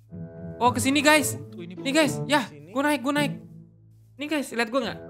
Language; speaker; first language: Indonesian; native; Indonesian